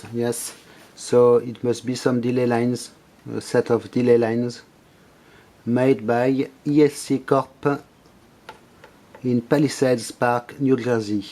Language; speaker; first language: English; non-native, fluent; French